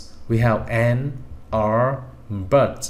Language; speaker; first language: English; non-native, fluent; Vietnamese